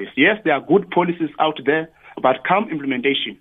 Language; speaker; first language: English; non-native, local second language; Xhosa